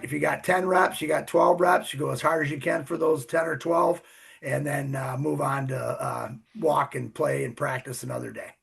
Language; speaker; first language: English; native; English